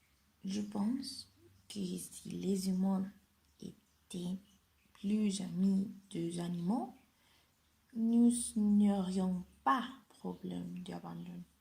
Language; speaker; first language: French; non-native, learner; Spanish